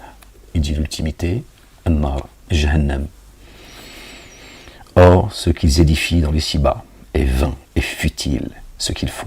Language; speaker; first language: French; native; French